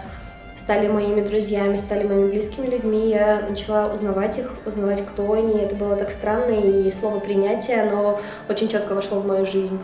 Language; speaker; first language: Russian; native; Russian